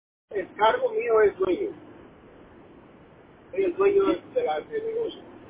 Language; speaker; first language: Spanish; native; Spanish